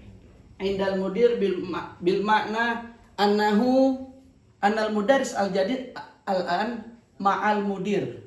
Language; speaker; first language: Arabic; non-native, fluent; Indonesian